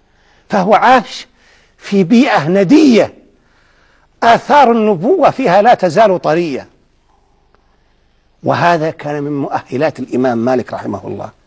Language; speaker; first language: Arabic; native; Arabic